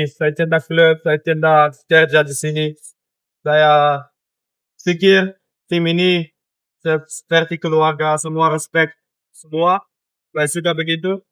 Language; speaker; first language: Indonesian; non-native, learner; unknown